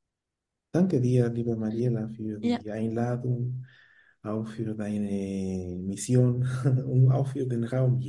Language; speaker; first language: German; non-native, fluent; Spanish